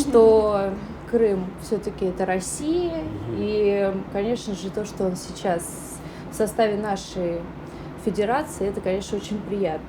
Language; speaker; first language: Russian; native; Russian